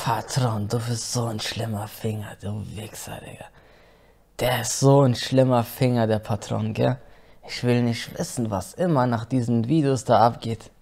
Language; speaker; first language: German; native; German